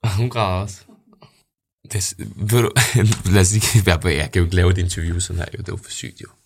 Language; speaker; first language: Danish; native; Danish